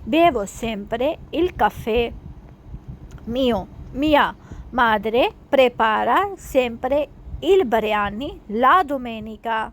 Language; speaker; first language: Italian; non-native, fluent; Urdu